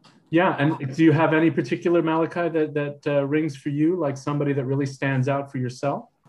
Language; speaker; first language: English; native; English